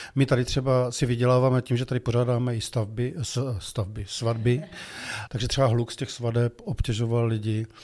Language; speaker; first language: Czech; native; Czech